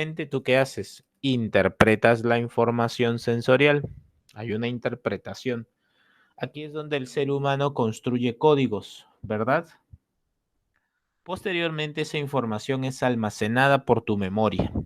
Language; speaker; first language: Spanish; native; Spanish